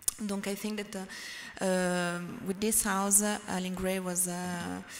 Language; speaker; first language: English; non-native, learner; French